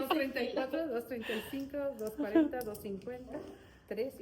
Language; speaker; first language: Spanish; native; Spanish